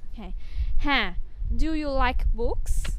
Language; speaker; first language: English; non-native, fluent; Vietnamese